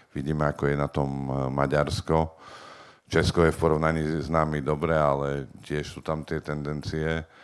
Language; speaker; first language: Slovak; native; Slovak